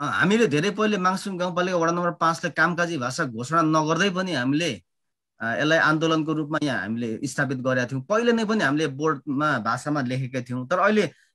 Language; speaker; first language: Nepali; non-native, local second language; Limbu